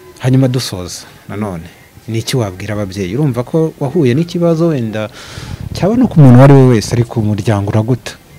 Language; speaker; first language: Kinyarwanda; native; Kinyarwanda